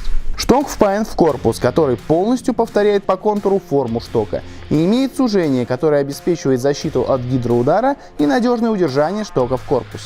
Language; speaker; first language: Russian; native; Russian